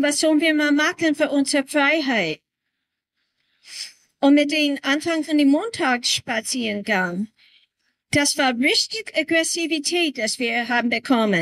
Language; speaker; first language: German; non-native, learner; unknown